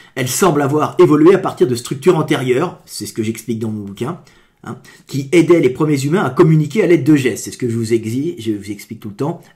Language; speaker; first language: French; native; French